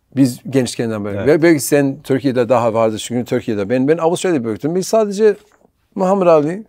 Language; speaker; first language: Turkish; non-native, learner; English